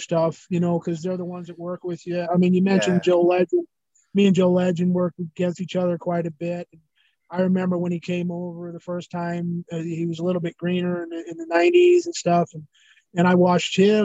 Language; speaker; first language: English; native; English